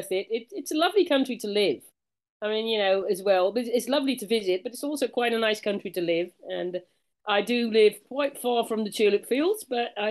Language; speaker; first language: English; native; English